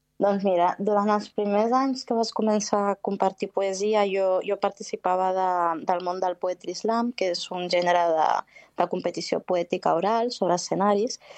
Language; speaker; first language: Catalan; early bilingual, heritage; Catalan